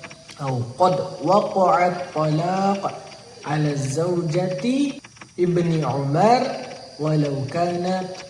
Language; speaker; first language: Arabic; non-native, learner; Indonesian